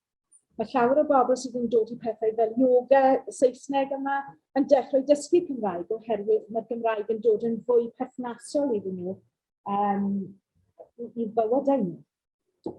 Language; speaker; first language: Welsh; non-native, local second language; English